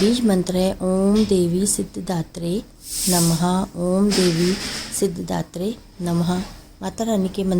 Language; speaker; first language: Hindi; native; Hindi